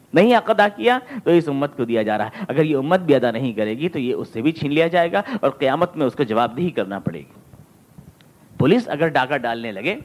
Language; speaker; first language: Urdu; native; Urdu